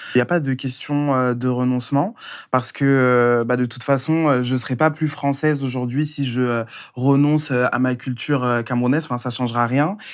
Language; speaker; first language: French; native; French